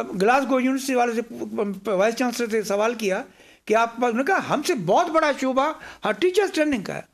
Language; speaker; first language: Urdu; non-native, local second language; Sindhi